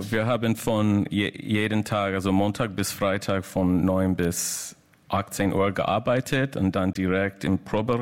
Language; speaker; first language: German; non-native, learner; English